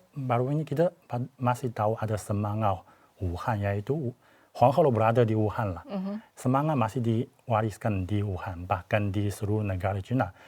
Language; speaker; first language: Malay; non-native, fluent; Chinese